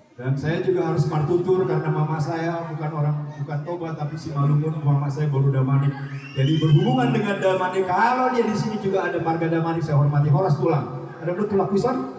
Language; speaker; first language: Indonesian; native; Indonesian